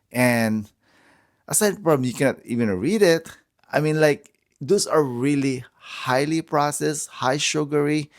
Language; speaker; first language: English; non-native, fluent; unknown